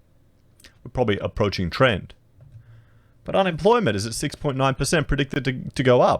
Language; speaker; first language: English; native; English